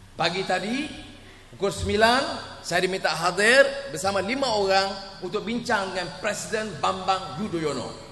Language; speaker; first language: Malay; native; Malay